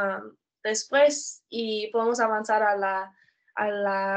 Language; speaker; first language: Spanish; early bilingual, heritage; Spanish